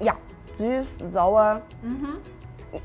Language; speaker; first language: German; non-native, fluent; Chinese